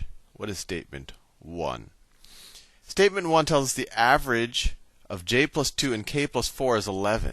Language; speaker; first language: English; native; English